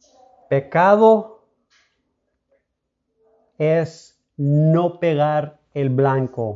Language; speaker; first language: Spanish; early bilingual, heritage; Spanish